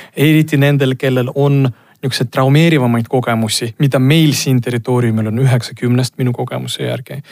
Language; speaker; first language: Estonian; non-native, local second language; Russian